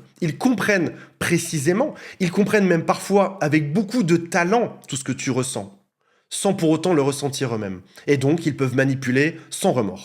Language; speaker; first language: French; native; French